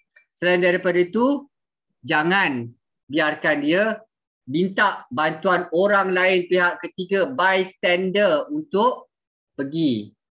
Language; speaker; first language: Malay; native; Malay